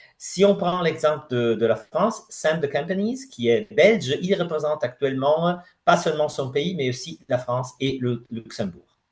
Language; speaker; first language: French; non-native, fluent; Italian